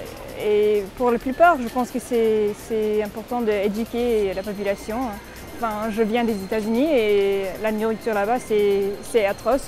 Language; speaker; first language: French; non-native, fluent; English